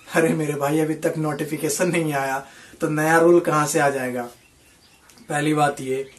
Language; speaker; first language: Hindi; native; Hindi